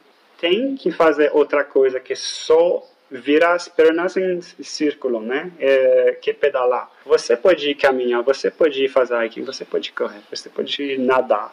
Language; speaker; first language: Portuguese; non-native, fluent; French